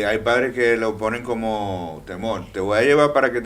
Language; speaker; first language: Spanish; native; Spanish